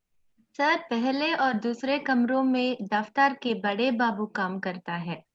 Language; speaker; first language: Hindi; non-native, local second language; Tamil